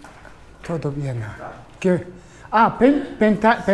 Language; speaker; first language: Spanish; non-native, learner; German